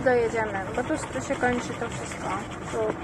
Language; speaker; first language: Polish; native; Polish